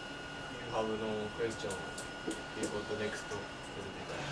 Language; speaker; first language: English; non-native, learner; Japanese